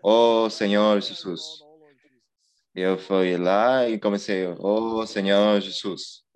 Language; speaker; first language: Portuguese; non-native, fluent; Spanish